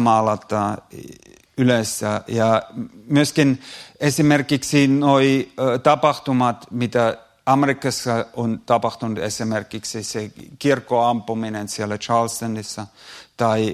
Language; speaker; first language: Finnish; non-native, fluent; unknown